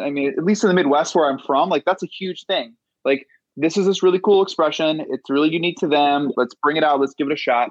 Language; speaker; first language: English; native; English